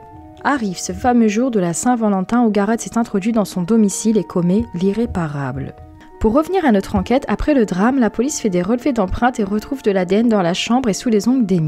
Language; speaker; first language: French; native; French